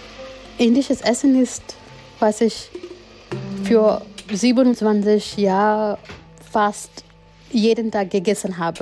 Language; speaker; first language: German; non-native, learner; Gujarati